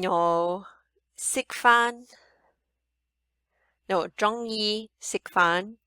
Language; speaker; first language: Cantonese; non-native, learner; English